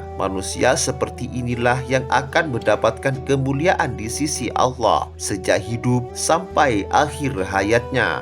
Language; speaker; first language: Indonesian; native; Indonesian